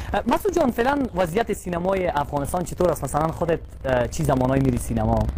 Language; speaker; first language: Persian; native; Persian